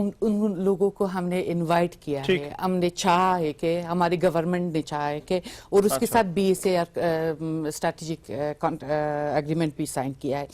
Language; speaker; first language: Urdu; non-native, learner; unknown